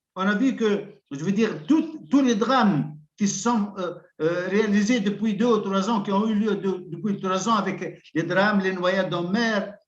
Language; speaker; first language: French; non-native, local second language; Arabic